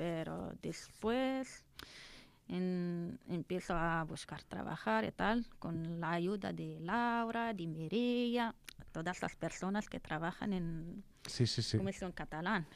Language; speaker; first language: Spanish; non-native, learner; Arabic